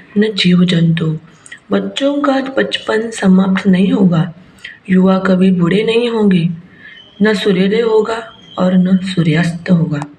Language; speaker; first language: Hindi; non-native, local second language; Marathi